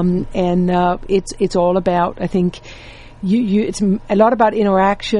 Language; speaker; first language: English; non-native, fluent; Danish